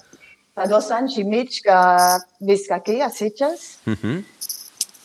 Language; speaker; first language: Catalan; non-native, fluent; English